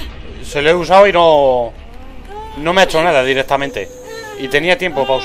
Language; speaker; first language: Spanish; native; Spanish